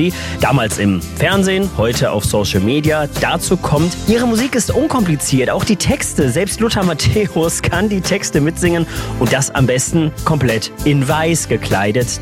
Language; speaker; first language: German; native; German